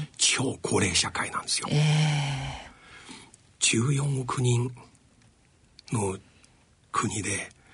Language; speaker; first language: Japanese; non-native, fluent; Chinese